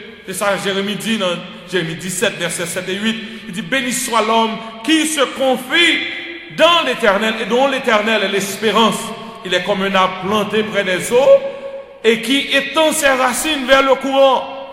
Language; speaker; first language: French; native; French